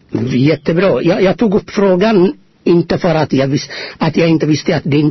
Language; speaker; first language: Swedish; non-native, fluent; Amharic